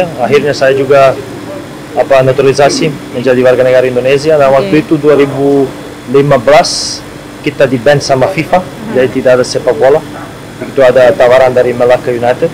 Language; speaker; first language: Indonesian; non-native, fluent; Serbian